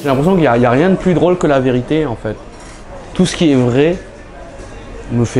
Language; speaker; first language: French; early bilingual, other home language; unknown